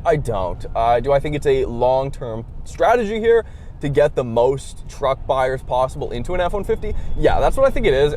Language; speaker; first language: English; native; English